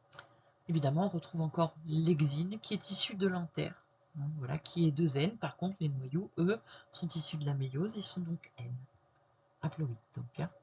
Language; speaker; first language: French; native; French